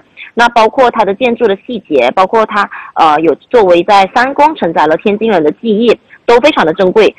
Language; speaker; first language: Chinese; early bilingual, heritage; Chinese